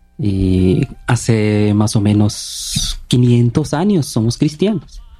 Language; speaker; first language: Spanish; non-native, learner; Bangla